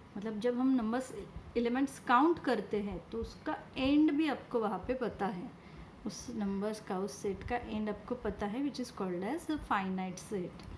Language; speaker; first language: Hindi; non-native, local second language; Marathi